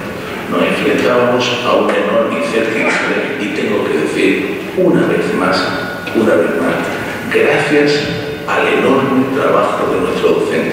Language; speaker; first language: Spanish; native; Spanish